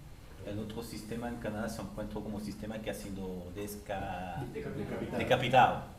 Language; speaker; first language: Spanish; native; Spanish